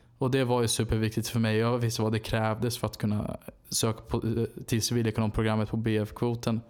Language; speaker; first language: Swedish; non-native, fluent; Portuguese